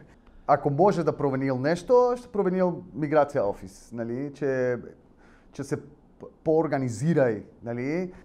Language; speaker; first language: Bulgarian; non-native, learner; Spanish